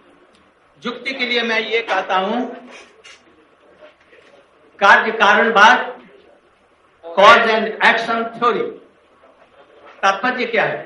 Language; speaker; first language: Hindi; native; Hindi